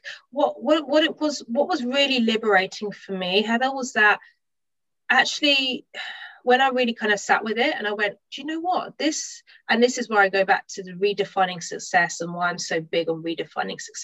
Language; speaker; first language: English; native; English